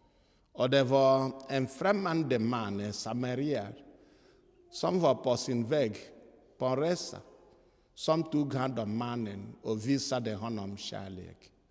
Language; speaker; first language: Swedish; non-native, fluent; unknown